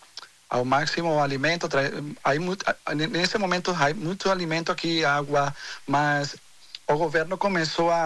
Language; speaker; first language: Portuguese; non-native, fluent; Spanish